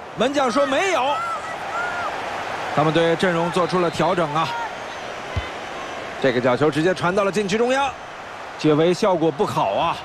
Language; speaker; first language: Chinese; native; Chinese